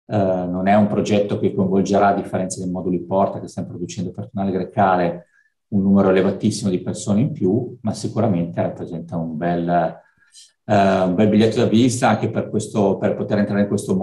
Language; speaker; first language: Italian; native; Italian